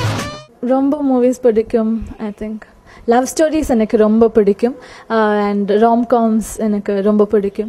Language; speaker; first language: Tamil; non-native, learner; Kannada